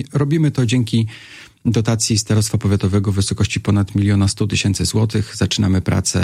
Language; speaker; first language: Polish; native; Polish